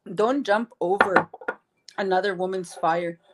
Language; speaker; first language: English; native; English